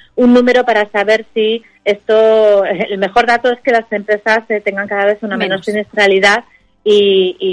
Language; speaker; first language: Spanish; native; Spanish